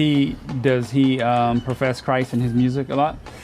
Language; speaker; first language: English; native; English